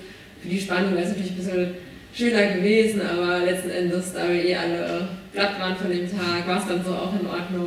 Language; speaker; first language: German; native; German